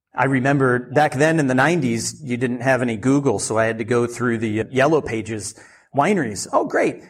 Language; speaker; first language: English; native; English